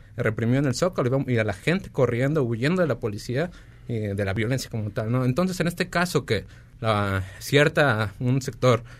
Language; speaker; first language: Spanish; native; Spanish